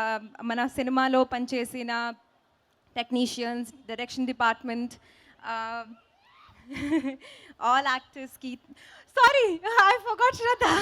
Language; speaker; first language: Telugu; non-native, learner; Hindi